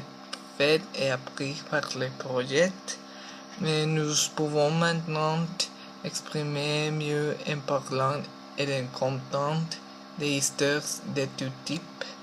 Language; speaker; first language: French; non-native, learner; Spanish